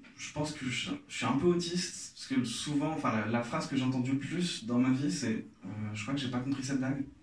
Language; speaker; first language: French; non-native, local second language; Arabic